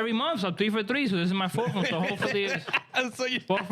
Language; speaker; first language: English; early bilingual, other home language; Spanish